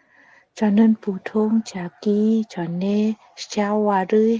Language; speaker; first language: Korean; non-native, learner; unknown